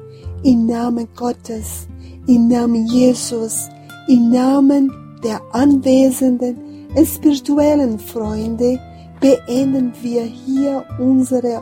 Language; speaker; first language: German; non-native, fluent; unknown